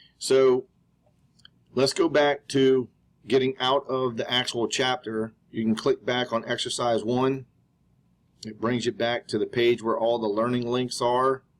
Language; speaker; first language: English; native; English